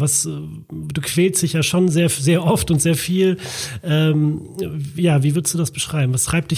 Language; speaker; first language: German; native; German